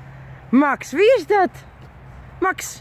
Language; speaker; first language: Dutch; native; Dutch